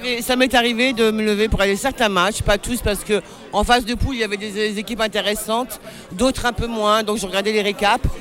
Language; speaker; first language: French; non-native, local second language; Arabic